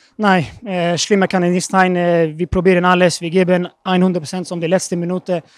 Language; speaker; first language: German; non-native, learner; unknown